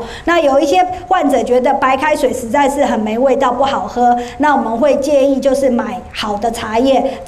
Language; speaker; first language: Chinese; native; Chinese